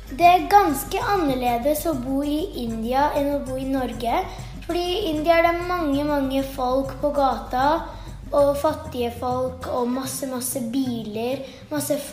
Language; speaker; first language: Norwegian; early bilingual, heritage; Norwegian